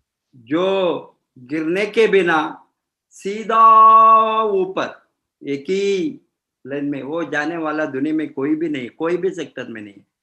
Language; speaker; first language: Hindi; non-native, fluent; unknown